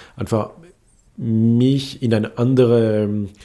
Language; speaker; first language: German; non-native, fluent; French